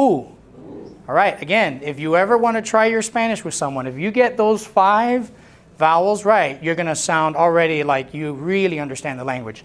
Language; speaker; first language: English; non-native, local second language; Spanish